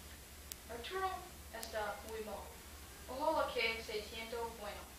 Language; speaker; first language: Spanish; non-native, learner; English